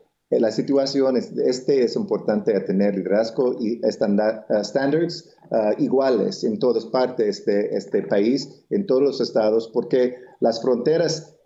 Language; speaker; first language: Spanish; non-native, local second language; English